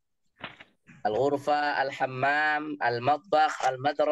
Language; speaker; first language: Arabic; non-native, fluent; Indonesian